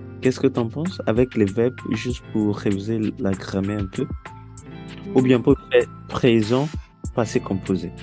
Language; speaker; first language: French; non-native, learner; Yoruba